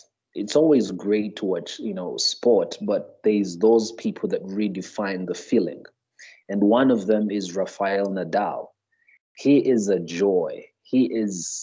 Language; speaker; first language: English; non-native, local second language; Ganda